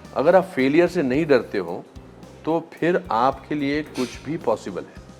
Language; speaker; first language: Hindi; native; Hindi